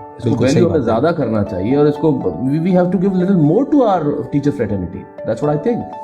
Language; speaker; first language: Hindi; native; Hindi